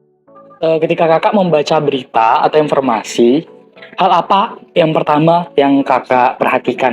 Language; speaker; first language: Indonesian; native; Indonesian